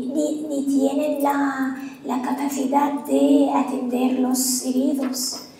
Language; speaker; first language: Spanish; non-native, fluent; Arabic